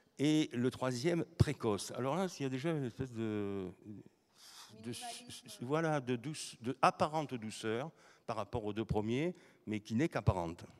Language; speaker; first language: French; native; French